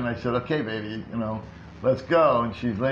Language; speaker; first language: English; native; English